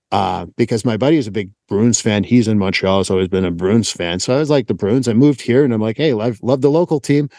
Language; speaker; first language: English; native; English